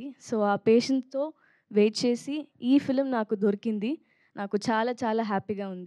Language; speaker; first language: Telugu; non-native, learner; Tamil